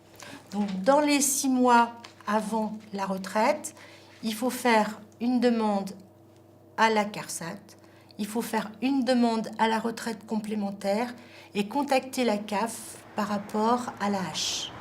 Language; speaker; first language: French; native; French